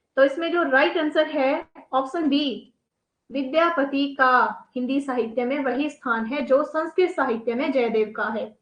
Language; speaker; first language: Hindi; native; Hindi